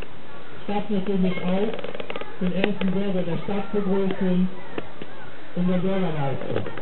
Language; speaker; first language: German; native; German